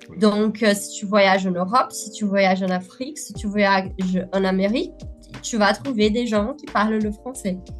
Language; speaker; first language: French; non-native, fluent; Portuguese